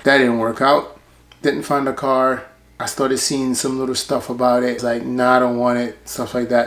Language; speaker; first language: English; native; English